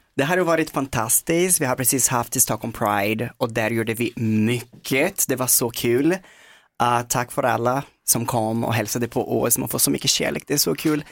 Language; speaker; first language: Swedish; non-native, fluent; Portuguese